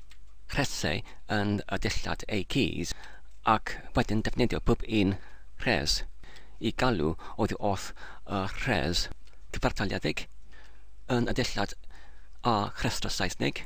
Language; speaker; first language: Welsh; non-native, learner; English